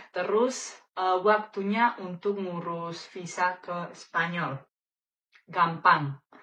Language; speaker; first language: Indonesian; non-native, fluent; Spanish